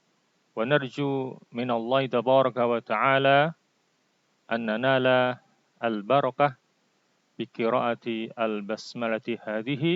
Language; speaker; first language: Arabic; non-native, fluent; Indonesian